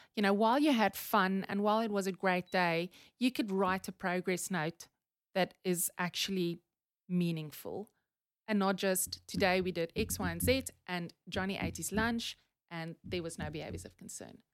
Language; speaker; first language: English; non-native, local second language; Afrikaans